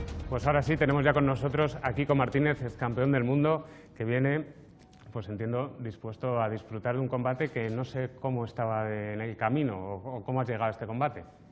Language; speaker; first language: Spanish; native; Spanish